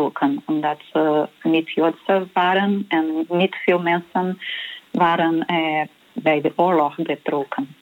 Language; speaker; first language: Dutch; non-native, learner; Portuguese